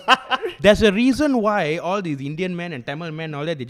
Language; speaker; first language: English; non-native, local second language; Tamil